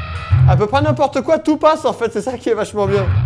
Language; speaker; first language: French; native; French